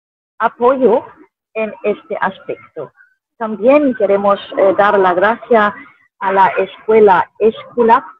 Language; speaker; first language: Spanish; non-native, fluent; German